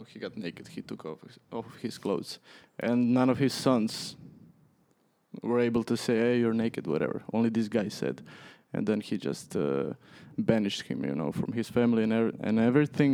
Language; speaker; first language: English; non-native, fluent; Croatian